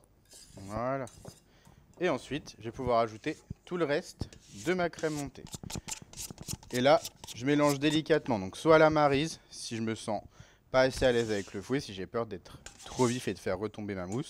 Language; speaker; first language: French; native; French